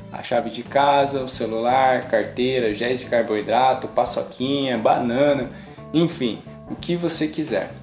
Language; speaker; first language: Portuguese; native; Portuguese